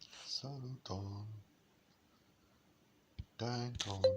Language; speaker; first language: French; non-native, learner; English